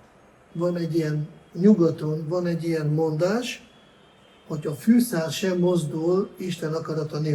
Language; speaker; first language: Hungarian; non-native, fluent; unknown